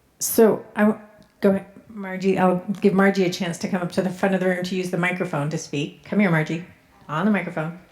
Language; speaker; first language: English; native; English